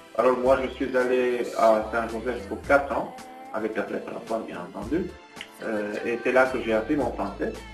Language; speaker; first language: French; non-native, fluent; Turkish